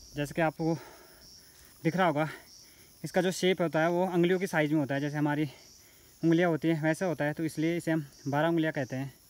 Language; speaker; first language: Hindi; native; Hindi